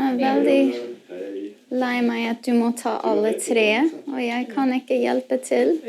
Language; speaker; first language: Norwegian; non-native, learner; English